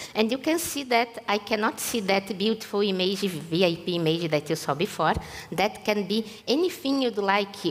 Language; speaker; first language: English; non-native, fluent; Portuguese